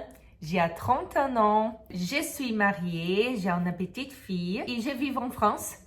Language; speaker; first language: French; non-native, fluent; Portuguese